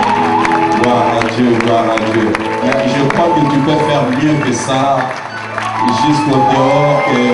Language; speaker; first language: French; non-native, local second language; Lingala